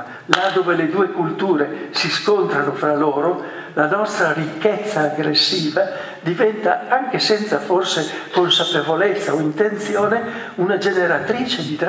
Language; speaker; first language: Italian; native; Italian